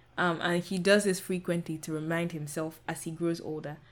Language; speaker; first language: English; non-native, local second language; Yoruba